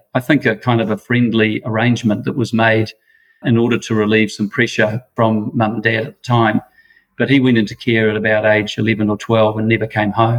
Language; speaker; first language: English; native; English